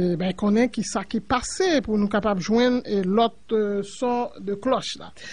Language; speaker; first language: French; non-native, local second language; Haitian Creole